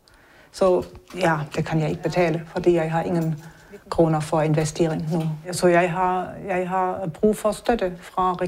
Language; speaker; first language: Danish; non-native, learner; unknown